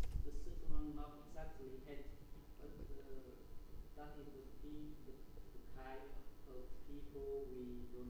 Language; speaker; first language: English; non-native, learner; Vietnamese